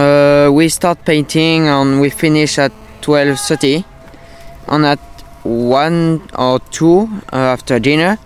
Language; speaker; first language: English; non-native, learner; French